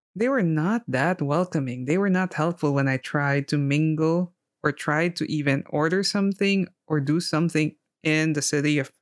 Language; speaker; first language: English; non-native, local second language; Filipino